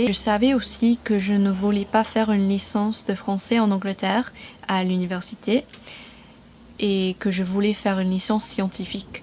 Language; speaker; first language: French; non-native, fluent; English